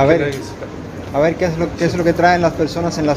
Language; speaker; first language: Spanish; native; Spanish